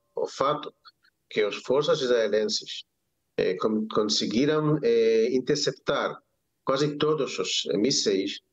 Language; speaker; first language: Portuguese; non-native, learner; Hebrew